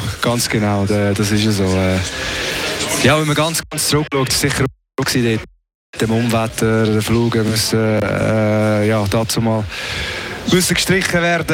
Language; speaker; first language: German; native; German